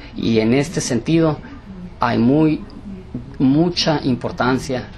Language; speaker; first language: Spanish; early bilingual, heritage; Spanish